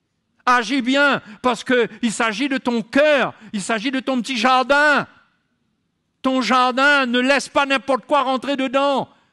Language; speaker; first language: French; native; French